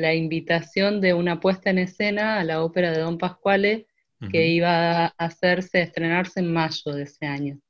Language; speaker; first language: Spanish; native; Spanish